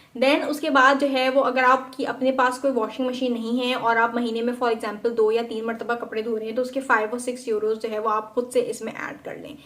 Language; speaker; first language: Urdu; native; Urdu